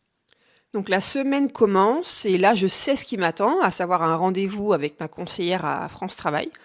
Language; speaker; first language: French; native; French